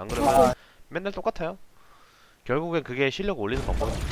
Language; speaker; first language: Korean; native; Korean